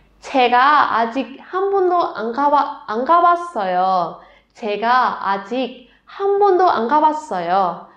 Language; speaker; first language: Korean; non-native, learner; Burmese